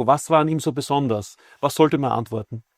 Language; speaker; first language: German; native; German